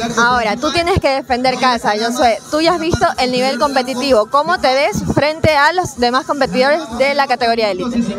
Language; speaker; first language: Spanish; native; Spanish